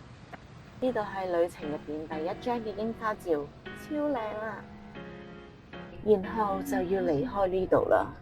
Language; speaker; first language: Cantonese; native; Cantonese